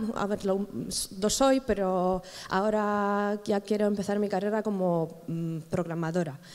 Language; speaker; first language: Spanish; non-native, fluent; Polish